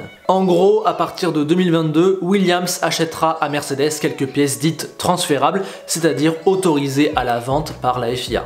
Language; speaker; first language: French; native; French